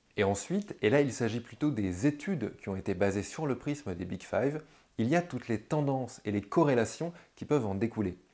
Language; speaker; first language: French; native; French